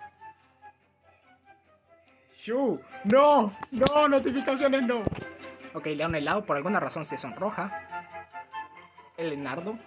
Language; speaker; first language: Spanish; native; Spanish